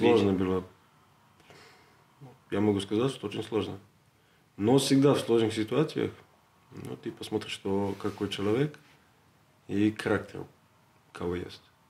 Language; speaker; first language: Russian; non-native, learner; Serbian